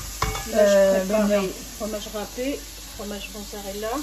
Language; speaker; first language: French; non-native, fluent; Arabic